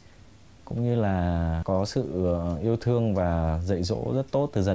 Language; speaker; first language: Vietnamese; native; Vietnamese